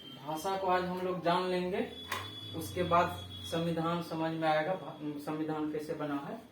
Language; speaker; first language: Hindi; native; Hindi